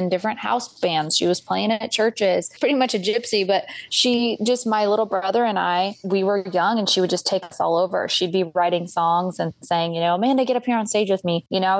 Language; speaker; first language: English; native; English